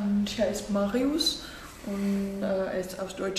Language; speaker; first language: German; non-native, learner; Finnish